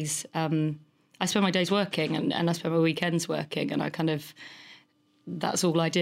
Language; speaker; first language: English; native; English